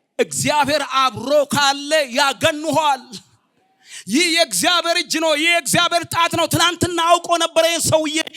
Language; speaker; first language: Amharic; non-native, local second language; Oromo